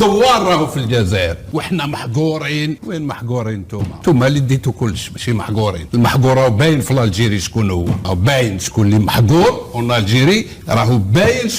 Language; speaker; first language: Arabic; native; Arabic